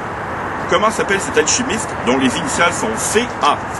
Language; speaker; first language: French; native; French